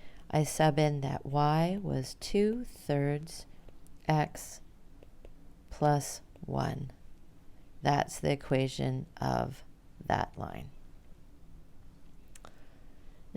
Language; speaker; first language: English; native; English